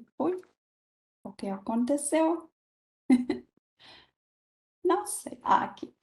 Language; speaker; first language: Portuguese; non-native, fluent; German